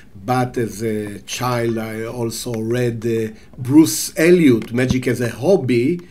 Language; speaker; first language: English; non-native, fluent; Hebrew